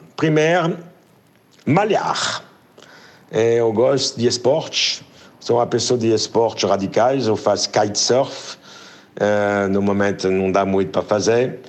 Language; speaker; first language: Portuguese; non-native, fluent; French